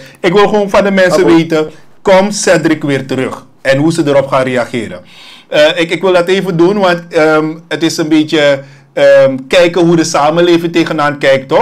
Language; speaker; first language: Dutch; native; Dutch